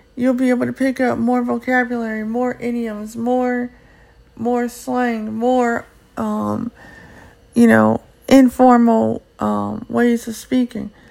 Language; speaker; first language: English; native; English